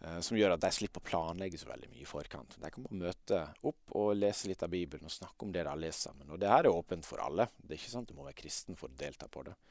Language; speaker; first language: Norwegian; native; Norwegian